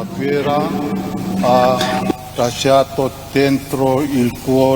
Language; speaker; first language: Italian; non-native, learner; Korean